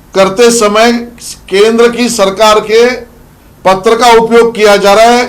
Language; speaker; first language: Hindi; non-native, local second language; Marathi